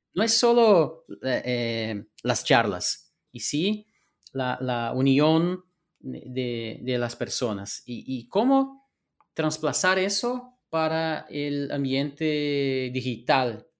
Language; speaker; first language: Spanish; non-native, fluent; Portuguese